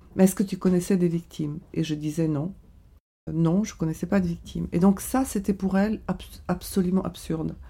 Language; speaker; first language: French; non-native, fluent; Bulgarian